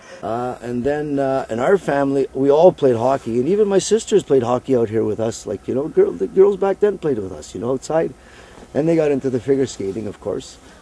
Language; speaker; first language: English; native; English